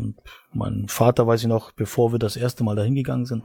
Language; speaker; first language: German; native; German